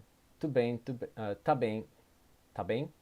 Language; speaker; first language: Portuguese; non-native, learner; English